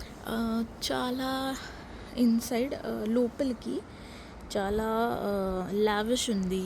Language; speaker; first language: Telugu; non-native, learner; Marathi